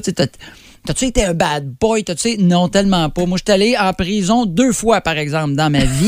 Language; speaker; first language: French; native; French